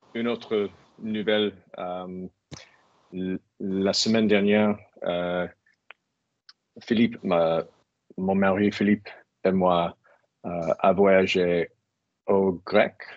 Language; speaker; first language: French; non-native, learner; English